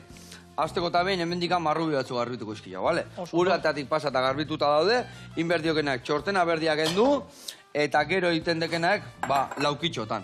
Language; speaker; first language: Basque; native; Basque